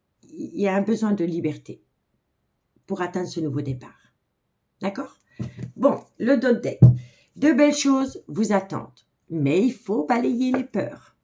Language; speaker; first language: French; native; French